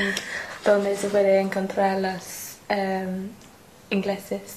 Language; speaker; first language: Spanish; non-native, learner; English